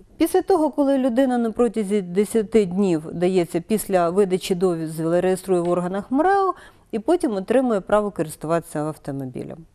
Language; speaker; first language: Ukrainian; native; Ukrainian